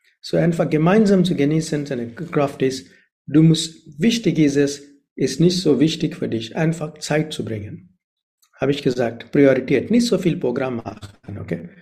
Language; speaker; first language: German; non-native, learner; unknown